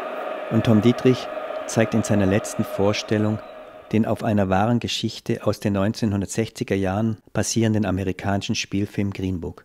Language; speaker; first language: German; native; German